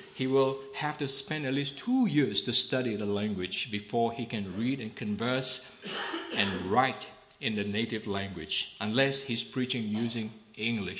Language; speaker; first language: English; non-native, local second language; Min Nan Chinese